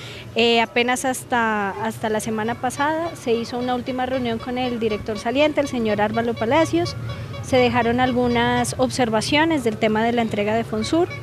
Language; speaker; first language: Spanish; native; Spanish